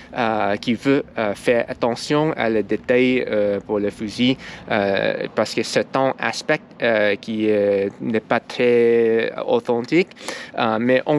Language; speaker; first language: French; non-native, learner; English